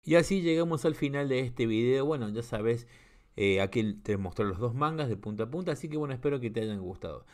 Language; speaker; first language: Spanish; native; Spanish